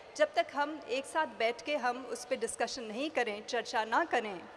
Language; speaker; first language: Hindi; native; Hindi